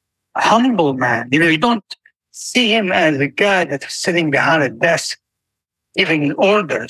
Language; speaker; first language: English; non-native, fluent; Arabic